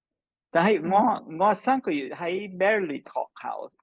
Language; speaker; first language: Chinese; non-native, fluent; English